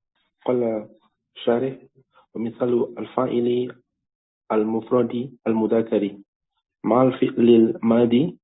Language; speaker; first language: Arabic; non-native, learner; Indonesian